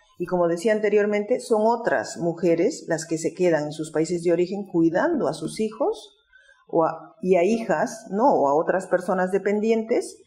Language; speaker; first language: Spanish; native; Spanish